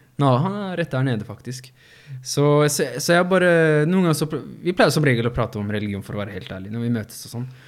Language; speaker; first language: Norwegian; early bilingual, other home language; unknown